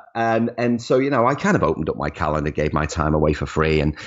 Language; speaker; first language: English; native; English